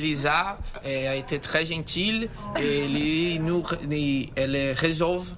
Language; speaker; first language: French; non-native, learner; Portuguese